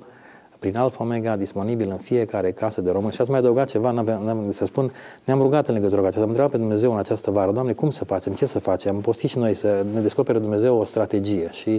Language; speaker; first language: Romanian; native; Romanian